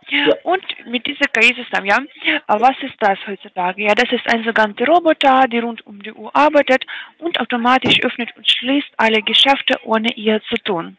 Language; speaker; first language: German; non-native, fluent; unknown